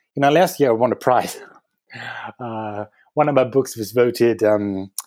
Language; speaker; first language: English; non-native, fluent; German